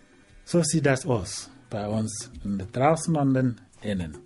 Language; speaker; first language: German; non-native, learner; Igbo